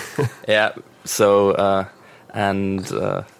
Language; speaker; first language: English; non-native, fluent; German